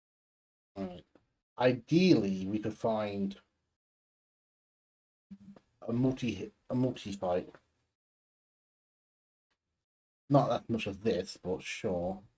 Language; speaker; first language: English; native; English